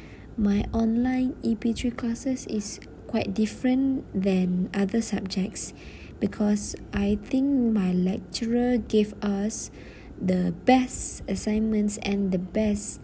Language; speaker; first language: English; non-native, learner; Malay